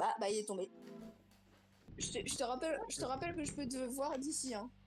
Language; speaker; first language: French; native; French